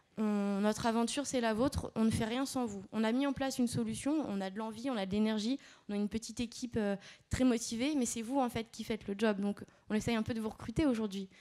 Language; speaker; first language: French; native; French